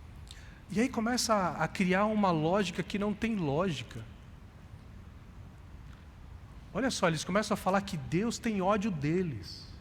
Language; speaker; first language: Portuguese; native; Portuguese